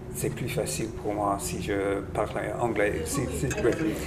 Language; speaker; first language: French; non-native, learner; English